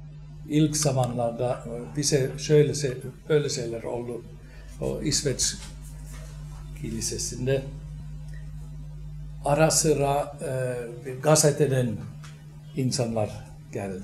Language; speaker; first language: Turkish; non-native, fluent; Finnish